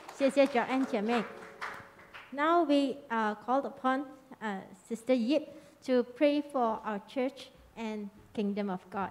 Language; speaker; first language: English; non-native, local second language; Chinese